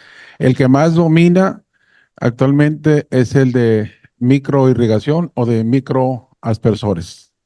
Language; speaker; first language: Spanish; native; Spanish